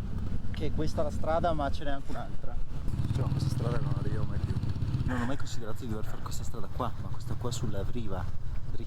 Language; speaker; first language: Italian; non-native, learner; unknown